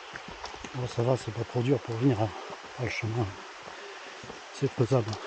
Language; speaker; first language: French; native; French